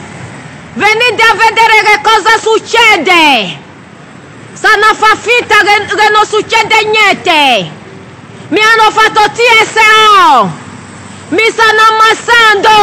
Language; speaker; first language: Italian; non-native, learner; Nigerian Pidgin